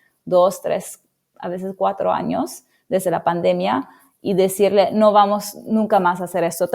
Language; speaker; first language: Spanish; non-native, fluent; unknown